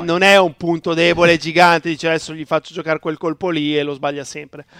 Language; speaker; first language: Italian; native; Italian